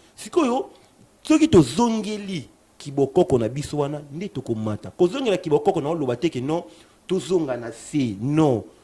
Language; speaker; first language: Lingala; native; Lingala